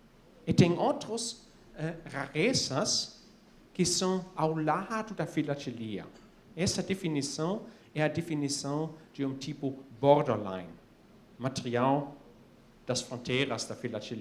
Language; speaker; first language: Portuguese; non-native, fluent; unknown